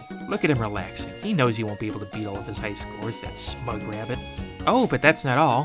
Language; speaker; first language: English; native; English